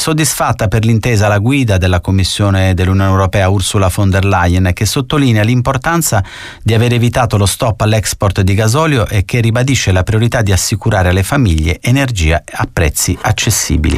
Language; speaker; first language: Italian; native; Italian